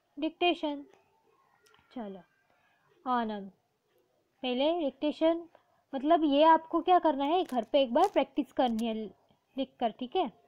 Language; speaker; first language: Hindi; non-native, local second language; Gujarati